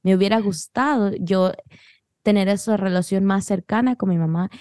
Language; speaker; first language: Spanish; early bilingual, heritage; Spanish